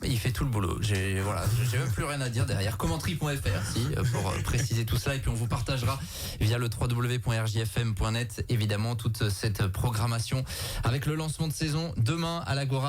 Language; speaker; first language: French; native; French